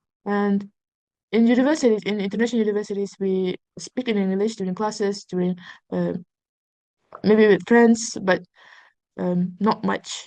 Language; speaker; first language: English; non-native, fluent; Uzbek